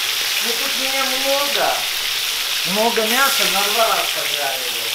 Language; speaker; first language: Russian; non-native, fluent; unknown